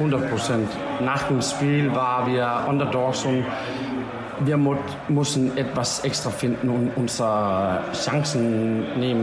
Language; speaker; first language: German; non-native, learner; Danish